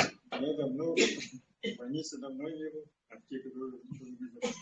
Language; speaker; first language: Russian; non-native, local second language; Yakut